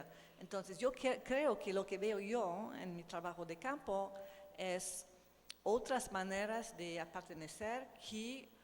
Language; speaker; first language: Spanish; non-native, learner; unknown